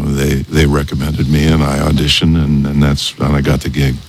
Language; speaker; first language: English; native; English